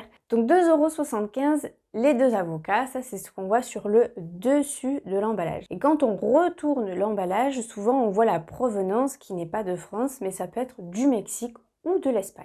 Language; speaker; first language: French; native; French